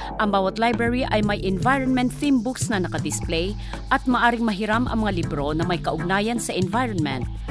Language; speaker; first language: Filipino; native; Filipino